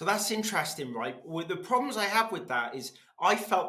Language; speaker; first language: English; non-native, local second language; Welsh